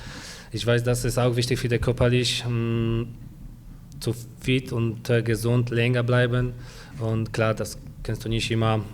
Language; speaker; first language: German; non-native, fluent; Polish